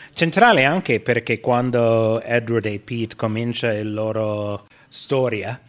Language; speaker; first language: Italian; non-native, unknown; English